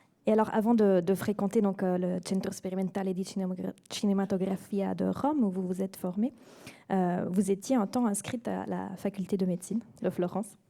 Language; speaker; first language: French; native; French